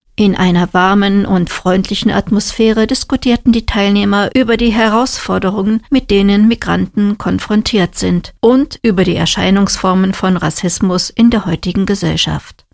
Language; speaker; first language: German; native; German